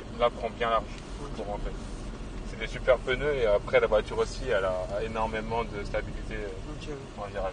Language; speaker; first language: French; native; French